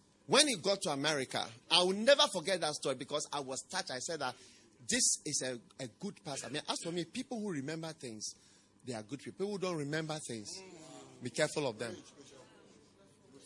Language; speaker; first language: English; non-native, local second language; Akan